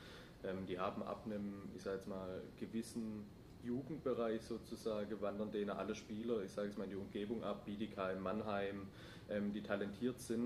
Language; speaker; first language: German; native; German